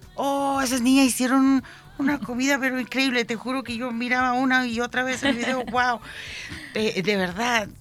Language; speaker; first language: Spanish; native; Spanish